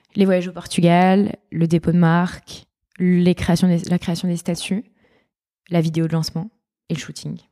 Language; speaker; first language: French; native; French